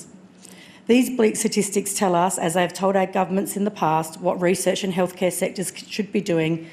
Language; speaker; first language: English; native; English